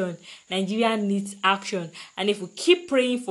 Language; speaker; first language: English; non-native, local second language; Yoruba